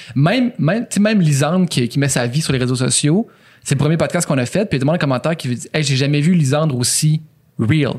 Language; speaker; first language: French; native; French